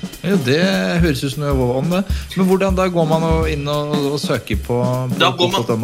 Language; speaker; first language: Norwegian; native; Norwegian